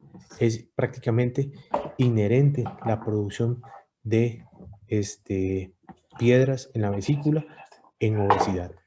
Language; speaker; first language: Spanish; native; Spanish